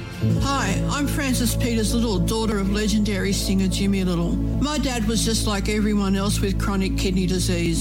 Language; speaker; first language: English; native; English